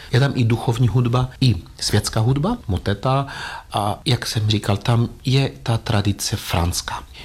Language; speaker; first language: Czech; non-native, fluent; Greek